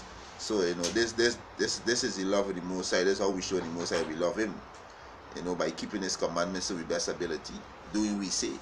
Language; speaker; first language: English; native; English